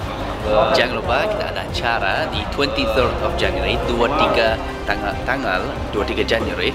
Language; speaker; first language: Indonesian; non-native, learner; English